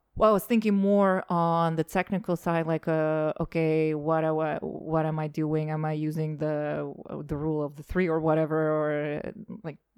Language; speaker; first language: English; non-native, fluent; Estonian